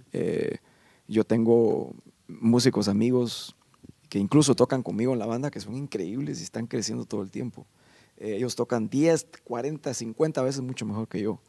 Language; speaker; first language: Spanish; native; Spanish